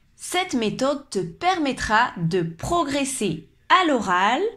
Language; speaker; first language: French; native; French